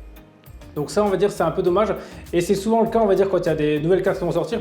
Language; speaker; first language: French; native; French